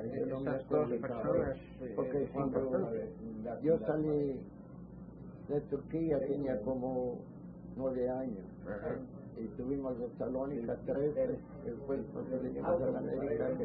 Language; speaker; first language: Spanish; early bilingual, heritage; Ladino